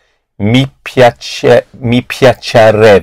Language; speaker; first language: Italian; non-native, learner; English